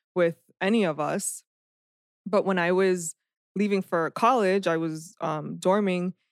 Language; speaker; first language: English; native; English